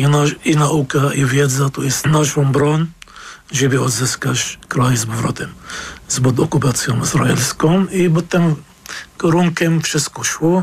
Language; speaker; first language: Polish; non-native, fluent; Arabic